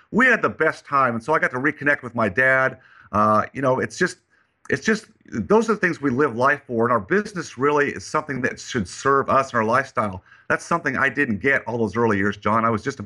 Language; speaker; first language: English; native; English